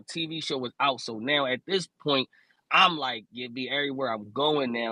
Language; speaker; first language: English; native; English